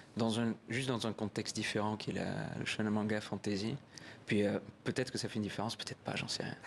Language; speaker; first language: French; native; French